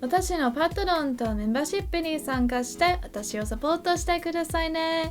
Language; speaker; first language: Japanese; non-native, learner; English